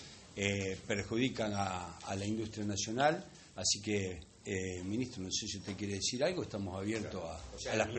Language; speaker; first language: Spanish; native; Spanish